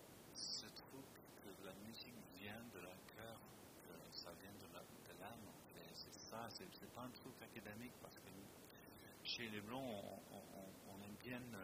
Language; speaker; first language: French; non-native, fluent; English